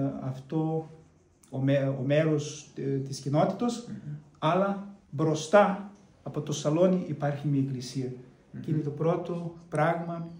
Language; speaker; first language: Greek; non-native, fluent; Portuguese